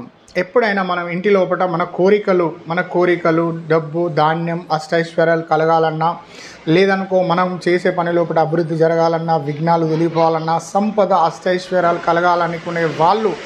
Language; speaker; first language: Telugu; native; Telugu